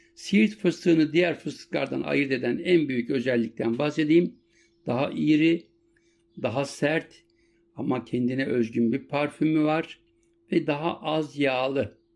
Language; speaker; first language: Turkish; native; Turkish